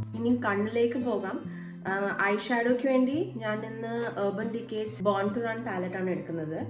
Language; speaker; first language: Malayalam; early bilingual, heritage; Malayalam